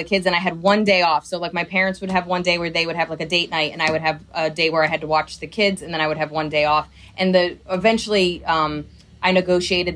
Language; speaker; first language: English; native; English